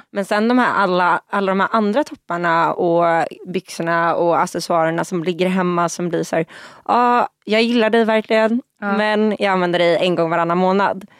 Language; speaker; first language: Swedish; early bilingual, other home language; Portuguese